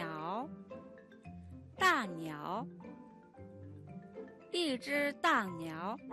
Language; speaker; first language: Chinese; non-native, fluent; Mongolian